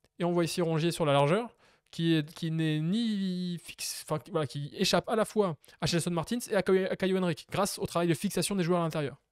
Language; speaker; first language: French; native; French